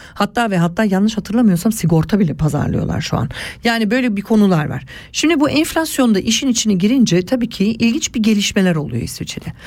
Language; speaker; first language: Turkish; early bilingual, heritage; Turkish